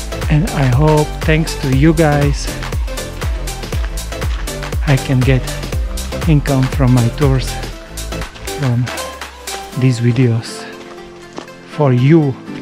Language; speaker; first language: English; non-native, fluent; Slovak